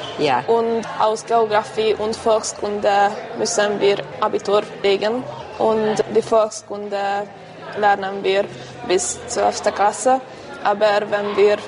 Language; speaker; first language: German; non-native, learner; Hungarian